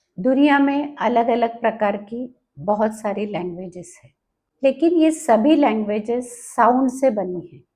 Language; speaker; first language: Hindi; non-native, local second language; Marathi